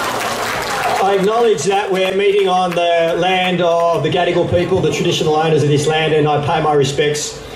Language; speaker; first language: English; native; English